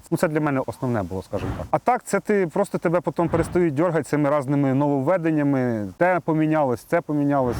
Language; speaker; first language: Ukrainian; native; Ukrainian